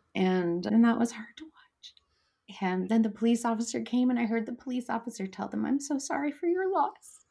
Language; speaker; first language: English; native; English